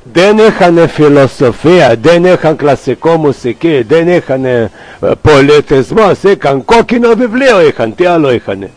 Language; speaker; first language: Greek; non-native, learner; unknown